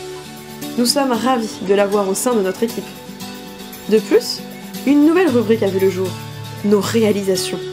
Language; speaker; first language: French; native; French